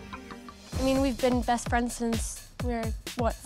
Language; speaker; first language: English; native; English